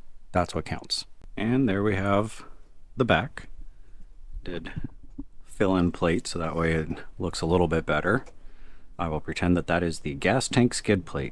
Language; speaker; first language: English; native; English